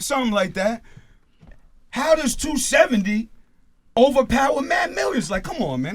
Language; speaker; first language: English; native; English